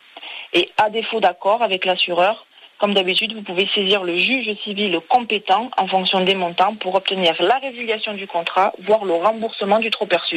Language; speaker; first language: French; native; French